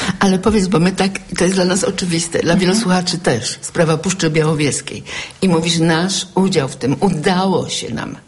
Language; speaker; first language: Polish; native; Polish